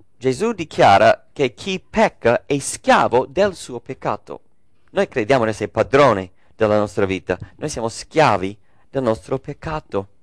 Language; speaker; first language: Italian; non-native, fluent; English